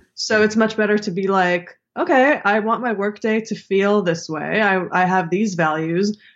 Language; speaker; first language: English; early bilingual, other home language; Hebrew